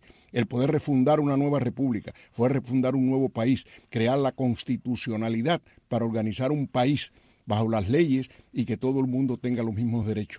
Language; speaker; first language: Spanish; native; Spanish